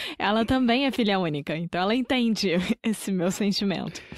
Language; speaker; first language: Portuguese; native; Portuguese